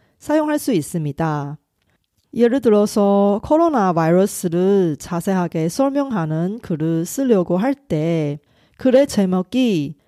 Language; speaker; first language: Korean; non-native, fluent; Chinese